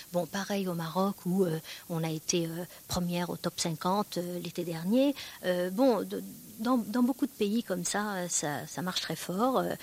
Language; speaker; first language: French; early bilingual, other home language; Kabyle